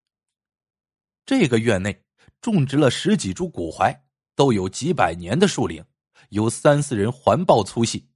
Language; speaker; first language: Chinese; native; Chinese